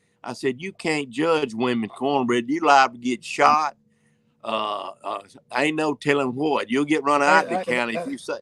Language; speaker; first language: English; native; English